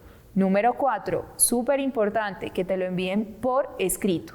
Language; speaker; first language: Spanish; native; Spanish